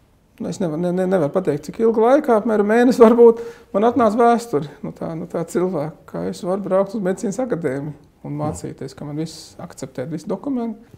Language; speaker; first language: Latvian; non-native, fluent; Arabic